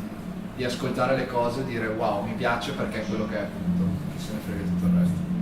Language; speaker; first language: Italian; native; Italian